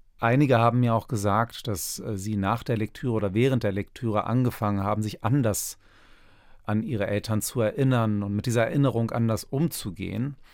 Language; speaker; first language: German; early bilingual, other home language; Turkish